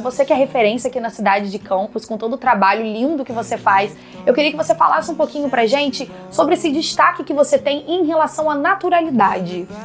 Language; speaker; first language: Portuguese; native; Portuguese